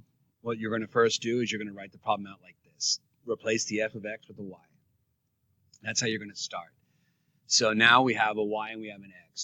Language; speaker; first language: English; native; English